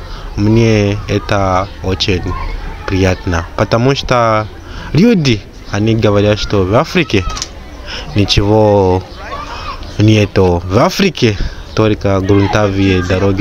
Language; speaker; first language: Russian; non-native, learner; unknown